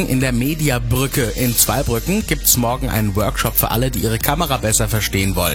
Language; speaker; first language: German; native; German